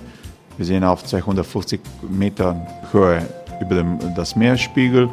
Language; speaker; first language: German; non-native, learner; Croatian